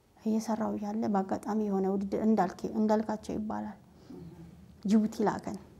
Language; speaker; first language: Amharic; native; Amharic